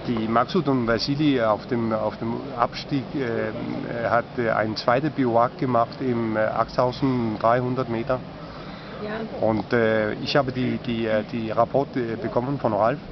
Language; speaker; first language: German; non-native, fluent; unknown